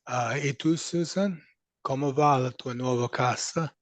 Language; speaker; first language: Italian; non-native, learner; English